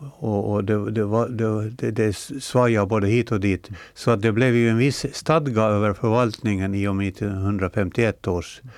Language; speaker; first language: Swedish; native; Swedish